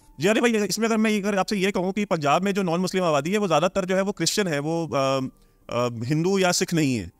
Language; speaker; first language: Hindi; native; Hindi